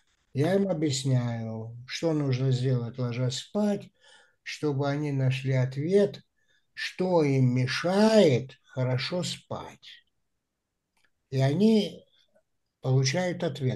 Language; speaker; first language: Russian; native; Russian